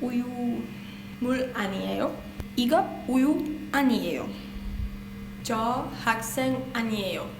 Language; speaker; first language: Korean; non-native, learner; Hungarian